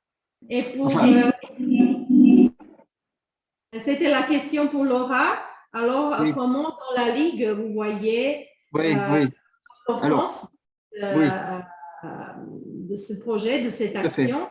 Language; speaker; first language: French; non-native, fluent; Croatian